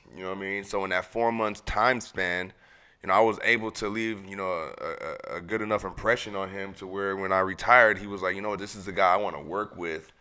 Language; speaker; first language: English; native; English